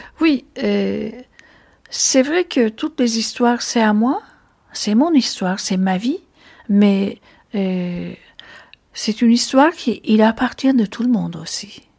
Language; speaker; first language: French; non-native, fluent; Turkish